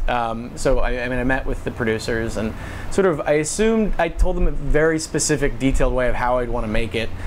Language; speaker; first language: English; native; English